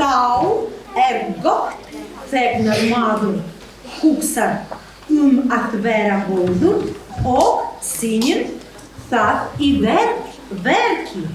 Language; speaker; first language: Icelandic; non-native, learner; Ukrainian